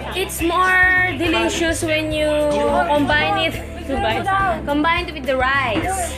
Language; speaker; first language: English; non-native, local second language; Filipino